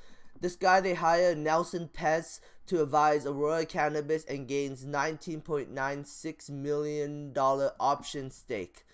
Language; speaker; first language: English; native; English